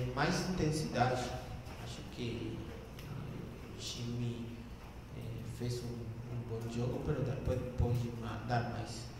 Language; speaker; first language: Portuguese; non-native, learner; Spanish